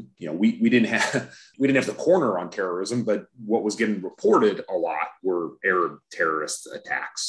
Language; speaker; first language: English; native; English